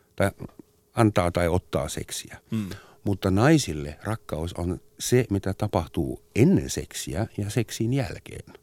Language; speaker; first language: Finnish; non-native, fluent; German